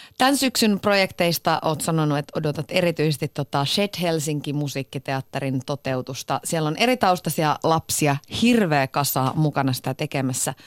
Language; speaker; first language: Finnish; native; Finnish